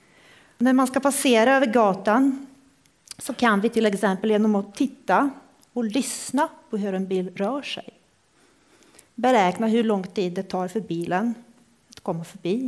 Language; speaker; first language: Swedish; non-native, fluent; Croatian